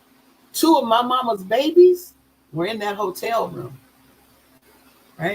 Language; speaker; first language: English; native; English